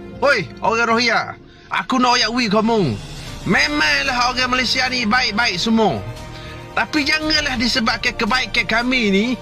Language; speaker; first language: Malay; native; Malay